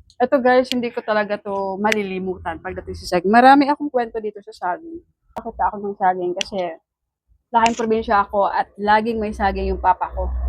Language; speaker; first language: Filipino; non-native, local second language; Cebuano